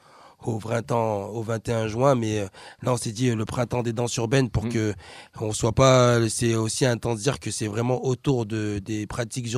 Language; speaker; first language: French; native; French